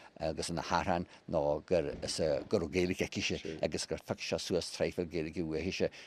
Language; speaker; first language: Irish; native; Irish